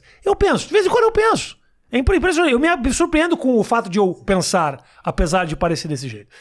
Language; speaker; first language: Portuguese; native; Portuguese